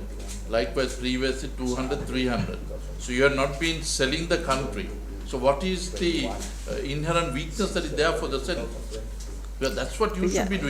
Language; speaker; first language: English; non-native, local second language; Sinhala